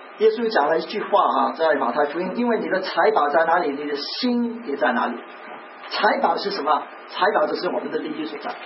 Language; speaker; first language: Chinese; native; Chinese